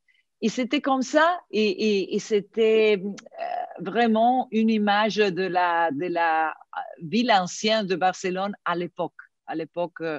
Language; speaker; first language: French; non-native, fluent; Italian